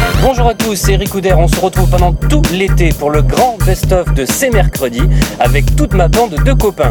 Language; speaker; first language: French; native; French